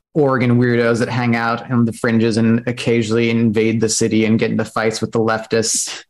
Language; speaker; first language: English; native; English